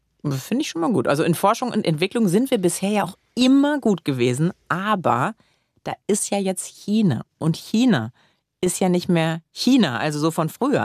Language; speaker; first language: German; native; German